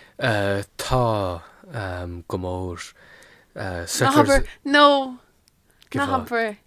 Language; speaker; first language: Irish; non-native, local second language; English